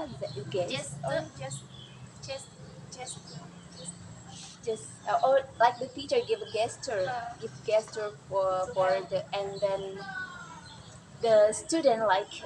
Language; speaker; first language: English; non-native, learner; Indonesian